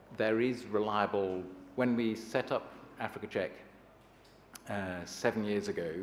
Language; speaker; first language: English; native; English